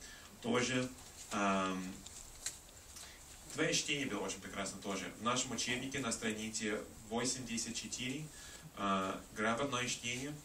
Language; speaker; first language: Russian; non-native, learner; English